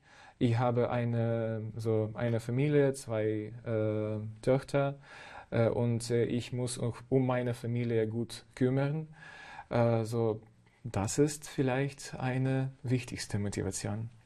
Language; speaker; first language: German; non-native, fluent; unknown